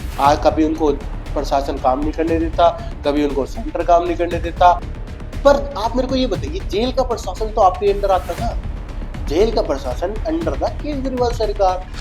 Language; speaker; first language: Hindi; native; Hindi